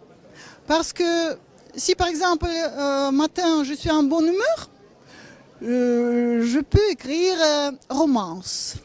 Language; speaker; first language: French; non-native, learner; Russian